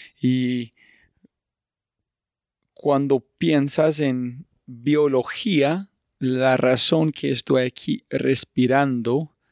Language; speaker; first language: Spanish; non-native, fluent; English